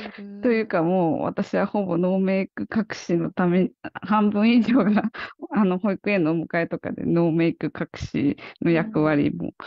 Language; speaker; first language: Japanese; native; Japanese